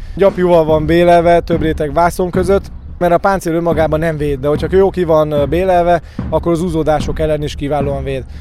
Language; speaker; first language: Hungarian; native; Hungarian